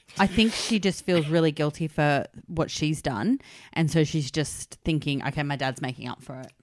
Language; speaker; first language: English; native; English